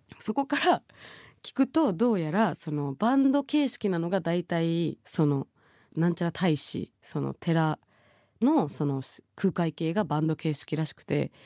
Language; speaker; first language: Japanese; early bilingual, other home language; Bangla